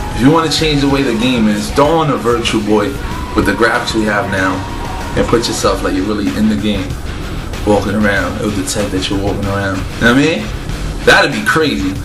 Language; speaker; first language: English; native; English